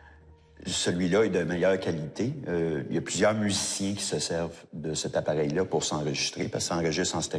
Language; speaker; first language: French; native; French